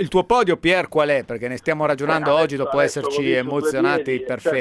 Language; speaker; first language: Italian; native; Italian